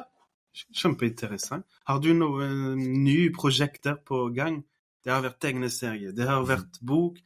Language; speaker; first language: Norwegian; non-native, fluent; French